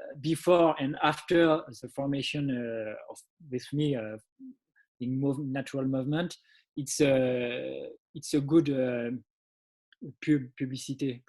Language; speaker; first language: English; non-native, learner; French